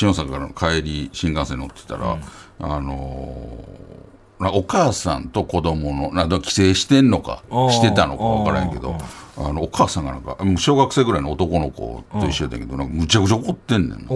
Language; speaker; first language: Japanese; native; Japanese